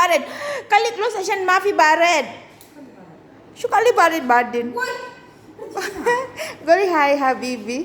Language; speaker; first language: Arabic; non-native, learner; Filipino